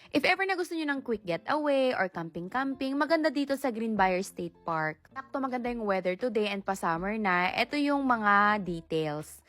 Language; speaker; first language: Filipino; native; Filipino